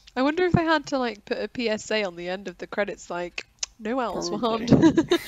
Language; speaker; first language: English; native; English